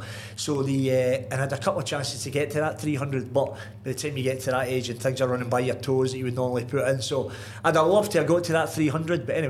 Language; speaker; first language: English; native; English